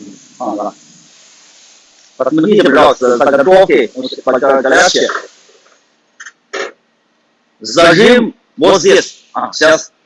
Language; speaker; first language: Russian; non-native, fluent; Chinese